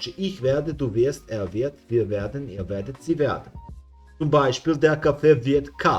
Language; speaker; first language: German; non-native, fluent; Serbian